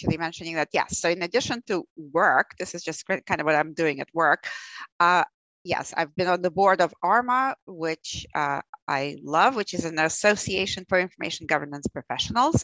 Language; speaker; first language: English; early bilingual, other home language; Russian